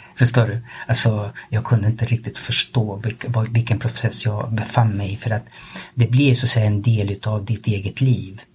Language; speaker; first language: Swedish; early bilingual, other home language; Spanish